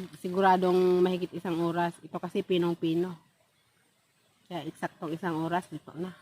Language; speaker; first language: Filipino; non-native, local second language; Bikol